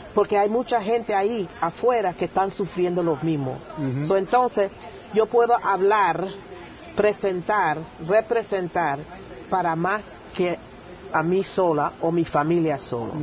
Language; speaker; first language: Spanish; native; Spanish